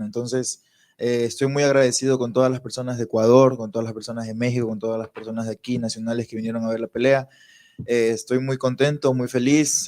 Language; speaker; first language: Spanish; native; Spanish